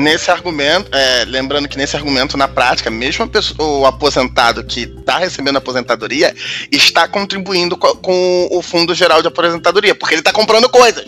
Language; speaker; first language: Portuguese; native; Portuguese